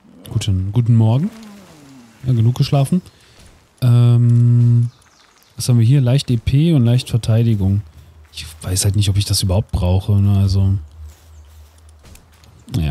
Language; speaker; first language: German; native; German